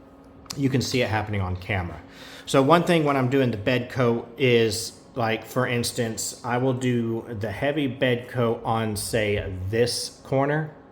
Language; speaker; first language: English; native; English